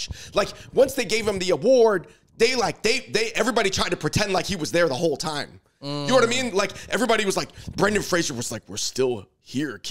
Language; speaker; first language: English; native; English